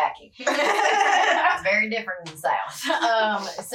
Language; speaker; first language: English; early bilingual, other home language; Spanish